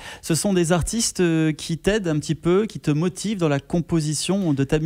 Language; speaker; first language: French; native; French